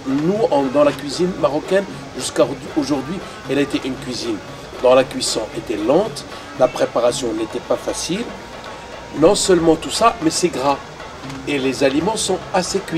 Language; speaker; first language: French; non-native, local second language; Arabic